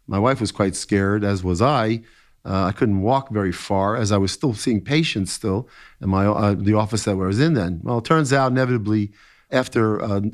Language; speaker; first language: English; native; English